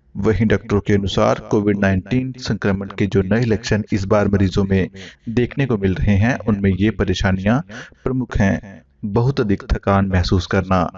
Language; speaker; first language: Hindi; native; Hindi